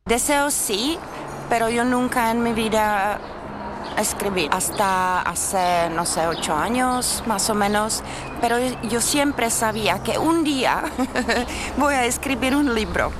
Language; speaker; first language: Spanish; non-native, learner; Czech